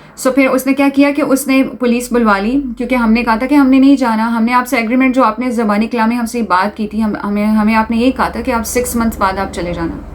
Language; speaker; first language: Urdu; native; Urdu